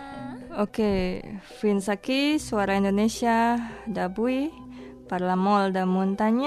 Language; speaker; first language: Catalan; non-native, learner; Indonesian